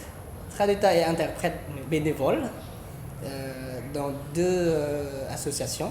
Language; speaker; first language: French; non-native, fluent; Khmer